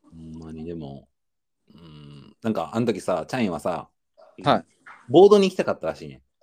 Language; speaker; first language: Japanese; native; Japanese